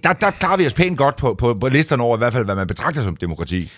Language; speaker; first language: Danish; native; Danish